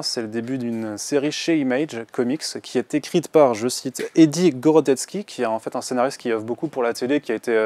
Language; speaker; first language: French; native; French